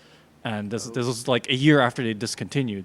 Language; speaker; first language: English; native; English